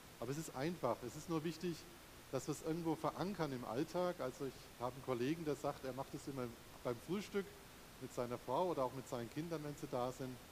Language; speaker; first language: German; native; German